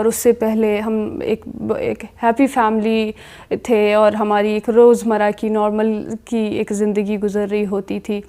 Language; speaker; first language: Urdu; non-native, local second language; Baluchi